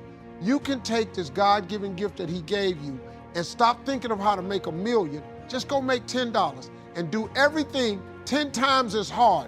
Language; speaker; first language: English; native; English